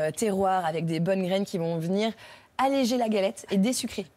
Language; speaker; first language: French; native; French